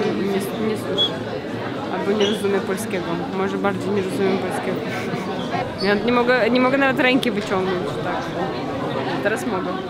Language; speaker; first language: Polish; non-native, fluent; Russian